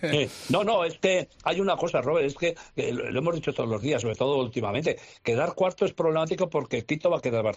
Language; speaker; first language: Spanish; native; Spanish